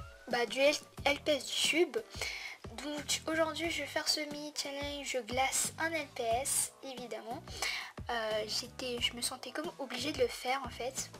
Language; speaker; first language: French; native; French